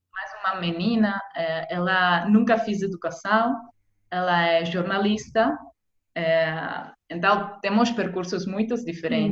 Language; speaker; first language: Portuguese; non-native, fluent; Italian